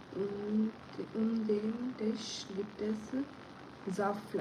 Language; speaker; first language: German; non-native, learner; Hindi